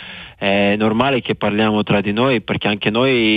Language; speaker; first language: Italian; non-native, fluent; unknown